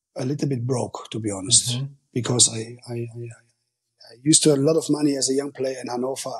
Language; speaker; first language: English; non-native, fluent; German